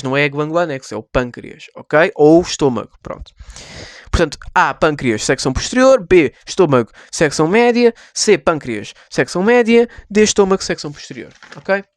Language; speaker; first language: Portuguese; native; Portuguese